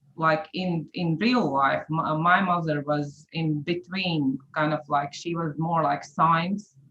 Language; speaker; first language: English; non-native, fluent; Latvian